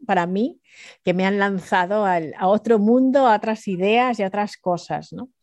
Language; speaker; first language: Spanish; early bilingual, other home language; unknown